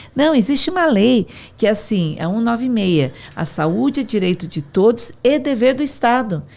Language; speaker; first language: Portuguese; native; Portuguese